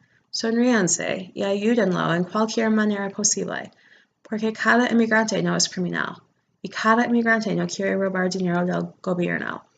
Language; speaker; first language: Spanish; non-native, fluent; English